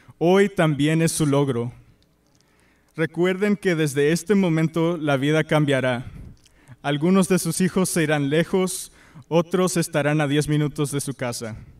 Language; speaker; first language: Spanish; early bilingual, heritage; Spanish